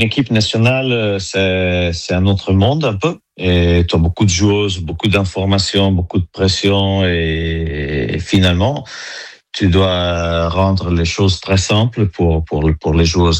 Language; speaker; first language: French; non-native, fluent; Italian